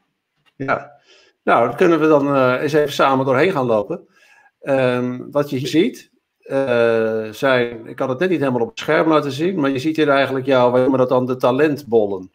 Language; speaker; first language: Dutch; native; Dutch